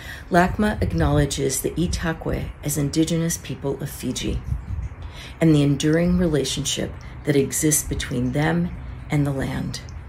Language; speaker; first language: English; native; English